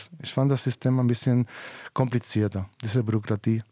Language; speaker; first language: German; non-native, fluent; Spanish